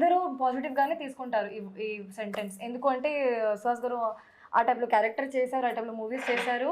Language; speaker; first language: Telugu; non-native, fluent; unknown